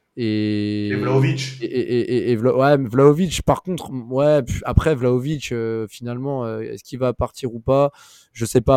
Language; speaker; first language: French; native; French